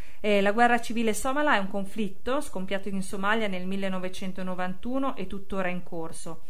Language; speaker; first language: Italian; native; Italian